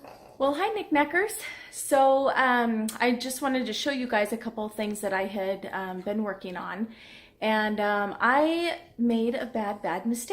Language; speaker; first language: English; native; English